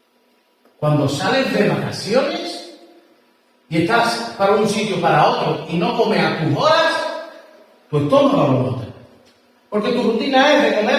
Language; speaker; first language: Spanish; native; Spanish